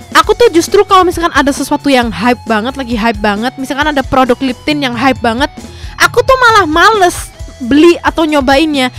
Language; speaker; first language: Indonesian; native; Indonesian